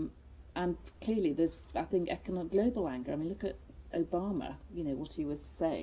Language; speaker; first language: English; native; English